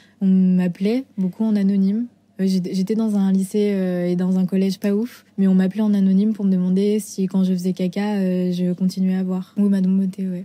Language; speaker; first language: French; native; French